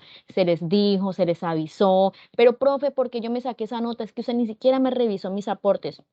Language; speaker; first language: Spanish; native; Spanish